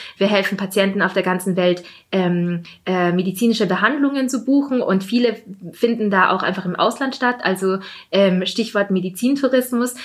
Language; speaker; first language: German; early bilingual, other home language; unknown